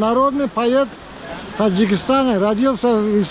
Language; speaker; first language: Russian; non-native, local second language; Tajik